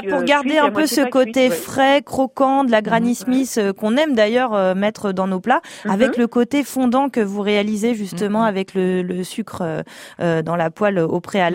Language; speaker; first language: French; native; French